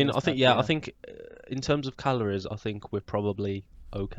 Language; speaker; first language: English; native; English